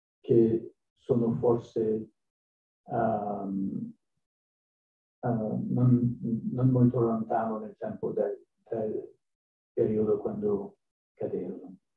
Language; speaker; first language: Italian; non-native, learner; French